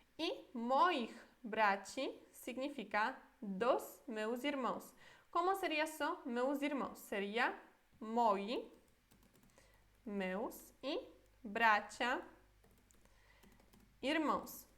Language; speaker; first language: Portuguese; non-native, fluent; Polish